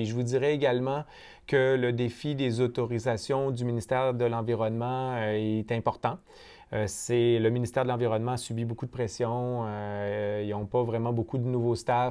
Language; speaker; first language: French; native; French